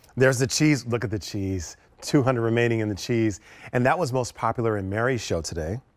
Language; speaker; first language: English; native; English